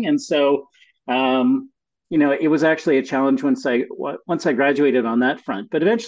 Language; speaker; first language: English; native; English